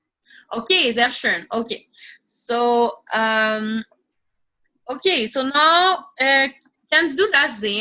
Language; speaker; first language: German; non-native, fluent; French